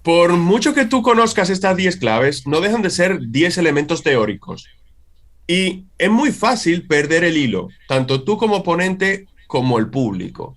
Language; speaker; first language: Spanish; native; Spanish